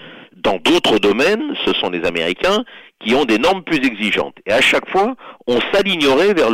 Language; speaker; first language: French; native; French